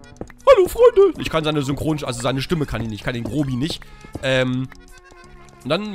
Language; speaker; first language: German; native; German